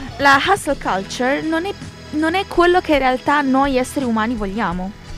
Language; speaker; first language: Italian; early bilingual, other home language; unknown